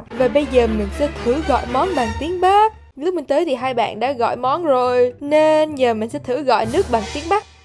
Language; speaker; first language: Vietnamese; native; Vietnamese